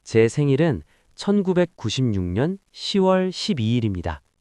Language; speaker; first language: Korean; non-native, learner; Nepali